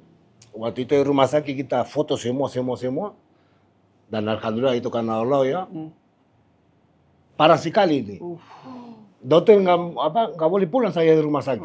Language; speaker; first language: Indonesian; non-native, fluent; Spanish